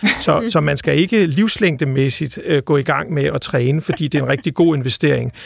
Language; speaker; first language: Danish; native; Danish